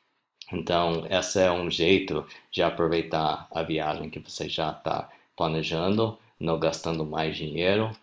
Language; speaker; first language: Portuguese; non-native, fluent; English